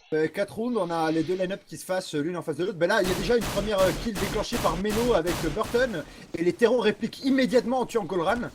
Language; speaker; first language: French; native; French